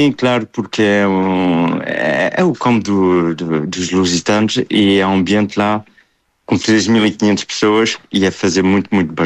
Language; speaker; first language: Portuguese; early bilingual, heritage; Portuguese